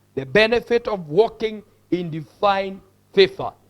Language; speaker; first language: English; non-native, local second language; Swahili